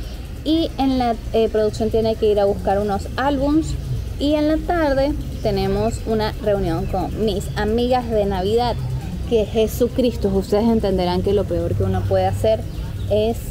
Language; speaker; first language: Spanish; native; Spanish